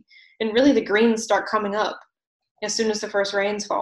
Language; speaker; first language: English; native; English